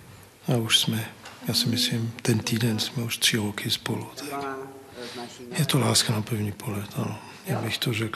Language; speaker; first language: Czech; early bilingual, heritage; Czech